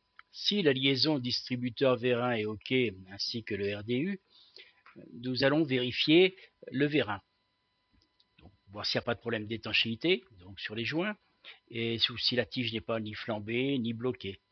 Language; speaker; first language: French; native; French